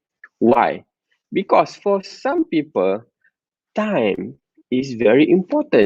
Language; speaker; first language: English; non-native, local second language; Malay